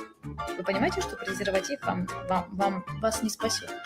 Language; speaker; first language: Russian; native; Russian